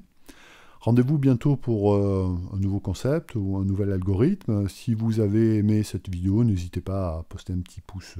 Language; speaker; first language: French; native; French